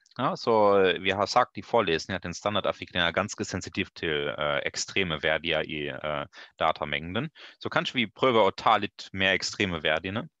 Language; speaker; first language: Norwegian; non-native, learner; German